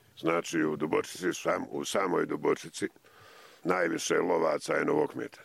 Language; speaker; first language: Croatian; native; Croatian